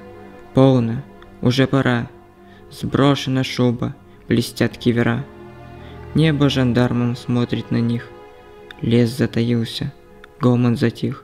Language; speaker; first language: Russian; native; Russian